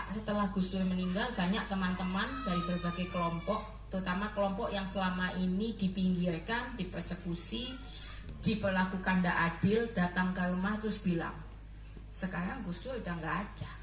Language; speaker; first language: Indonesian; native; Indonesian